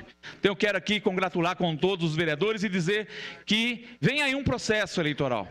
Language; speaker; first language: Portuguese; native; Portuguese